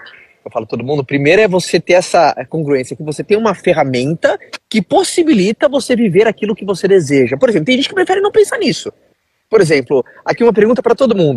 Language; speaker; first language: Portuguese; native; Portuguese